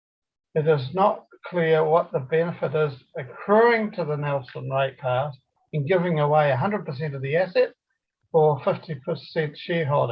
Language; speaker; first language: English; native; English